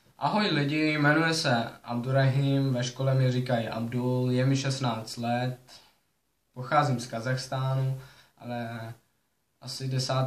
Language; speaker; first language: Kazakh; early bilingual, heritage; Kazakh